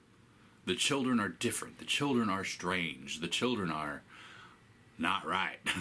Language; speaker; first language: English; native; English